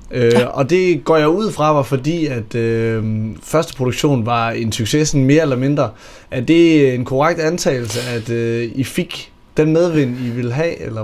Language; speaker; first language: Danish; native; Danish